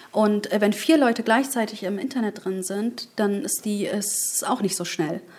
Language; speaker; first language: German; early bilingual, other home language; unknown